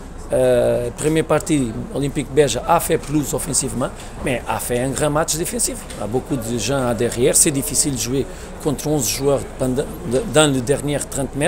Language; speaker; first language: French; non-native, learner; Portuguese